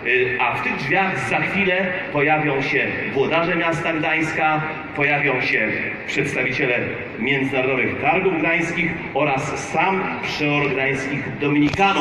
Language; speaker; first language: Polish; native; Polish